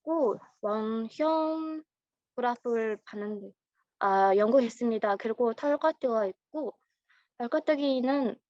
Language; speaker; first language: Korean; non-native, learner; Mongolian